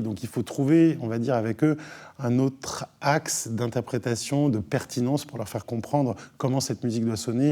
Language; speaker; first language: French; native; French